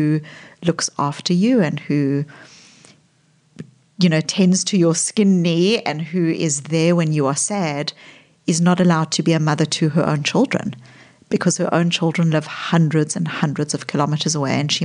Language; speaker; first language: English; native; English